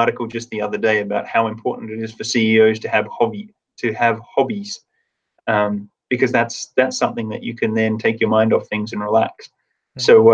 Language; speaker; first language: English; native; English